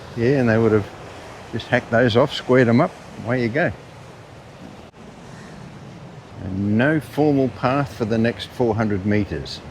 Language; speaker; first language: English; native; English